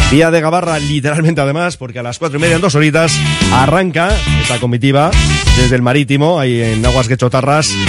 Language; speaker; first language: Spanish; native; Spanish